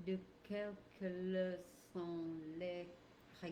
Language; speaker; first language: French; non-native, learner; English